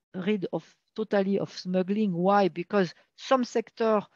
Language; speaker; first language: English; non-native, fluent; French